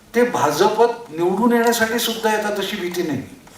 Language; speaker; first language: Marathi; non-native, local second language; Konkani